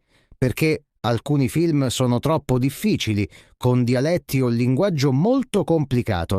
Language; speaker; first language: Italian; non-native, fluent; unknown